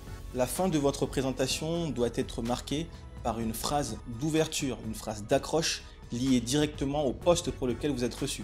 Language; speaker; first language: French; native; French